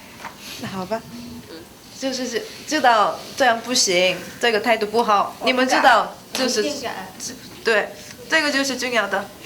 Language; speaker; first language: Chinese; non-native, learner; Korean